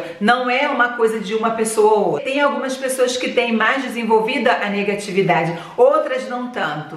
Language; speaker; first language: Portuguese; native; Portuguese